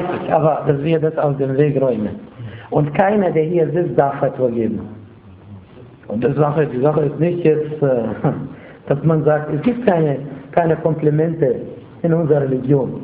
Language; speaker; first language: German; non-native, fluent; Arabic